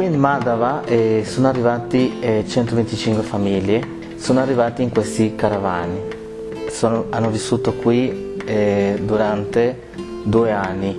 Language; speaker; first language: Italian; non-native, fluent; Spanish